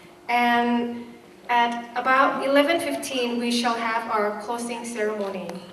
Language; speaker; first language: English; non-native, fluent; Thai